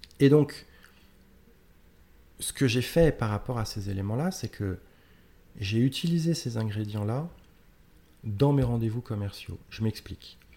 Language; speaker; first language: French; native; French